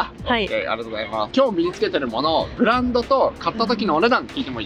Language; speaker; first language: Japanese; native; Japanese